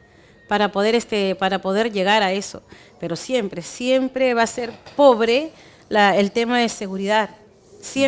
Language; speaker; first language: Spanish; native; Spanish